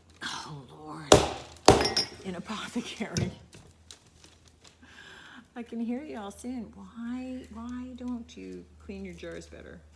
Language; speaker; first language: English; native; English